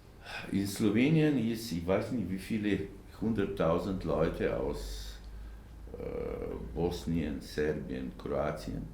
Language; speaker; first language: German; non-native, learner; Slovenian